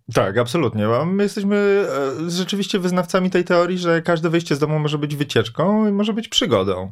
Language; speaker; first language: Polish; native; Polish